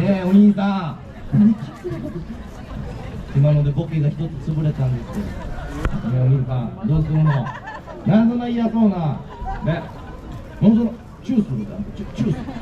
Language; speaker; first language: Japanese; native; Japanese